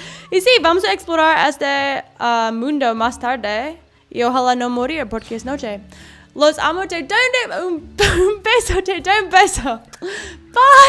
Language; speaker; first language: Spanish; non-native, learner; English